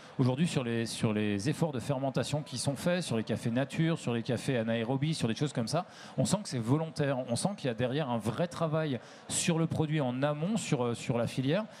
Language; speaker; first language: French; native; French